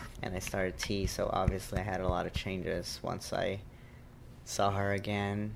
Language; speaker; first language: English; non-native, fluent; Portuguese